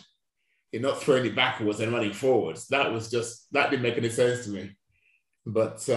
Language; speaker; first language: English; non-native, local second language; Yoruba